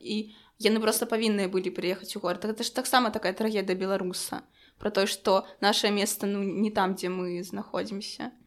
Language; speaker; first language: Belarusian; non-native, local second language; Russian